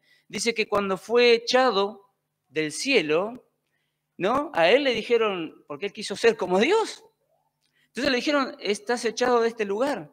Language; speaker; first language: Spanish; native; Spanish